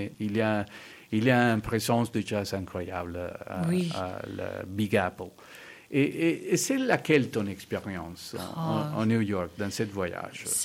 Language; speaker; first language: French; non-native, fluent; Spanish